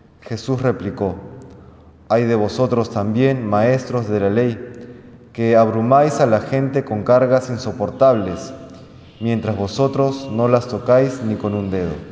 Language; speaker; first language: Spanish; native; Spanish